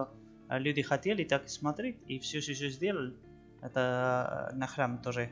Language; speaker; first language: Russian; non-native, learner; Spanish